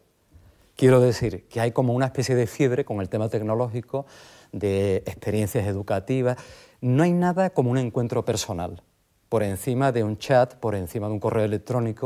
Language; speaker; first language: Spanish; native; Spanish